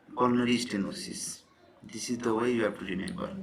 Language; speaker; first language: English; non-native, local second language; Nepali